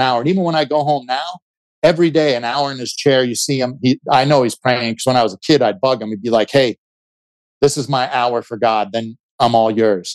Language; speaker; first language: English; native; English